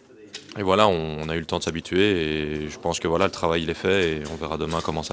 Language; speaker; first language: French; native; French